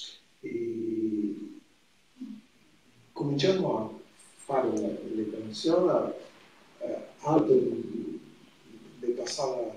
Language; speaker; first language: Italian; non-native, fluent; Portuguese